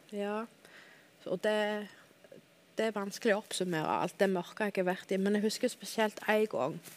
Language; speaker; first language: Norwegian; native; Norwegian